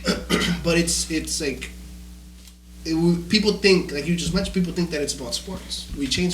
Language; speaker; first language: English; early bilingual, other home language; Spanish